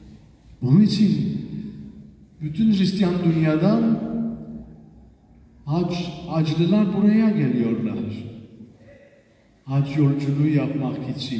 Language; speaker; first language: Turkish; non-native, fluent; Italian